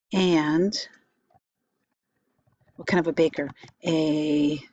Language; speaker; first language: English; native; English